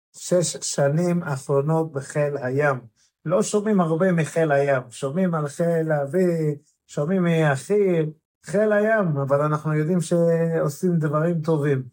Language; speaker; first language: Hebrew; non-native, fluent; English